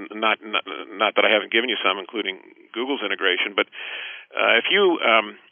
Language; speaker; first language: English; native; English